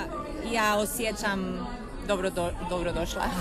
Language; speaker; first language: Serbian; non-native, learner; Spanish